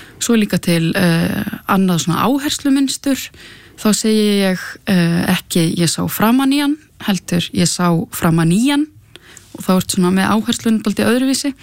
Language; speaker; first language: Icelandic; native; Icelandic